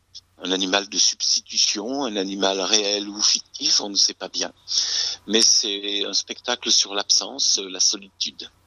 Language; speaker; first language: French; native; French